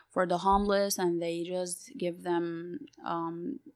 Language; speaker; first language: English; non-native, fluent; Arabic